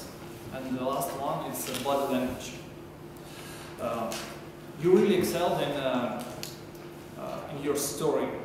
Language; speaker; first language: English; non-native, fluent; Russian